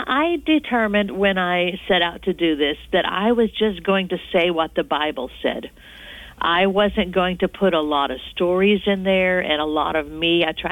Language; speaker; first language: English; native; English